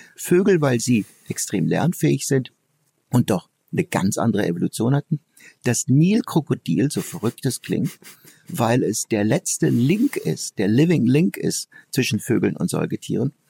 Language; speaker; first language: German; early bilingual, other home language; Turkish